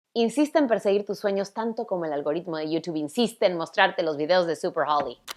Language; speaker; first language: Spanish; early bilingual, other home language; English